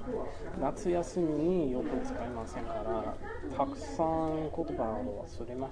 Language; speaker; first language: Japanese; non-native, learner; English